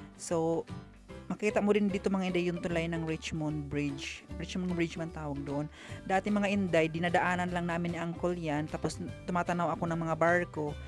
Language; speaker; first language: Filipino; non-native, local second language; Cebuano